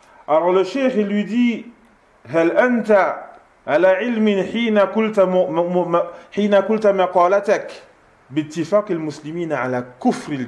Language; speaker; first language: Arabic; non-native, fluent; French